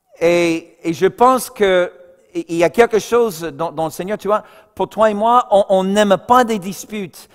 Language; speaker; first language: French; non-native, fluent; English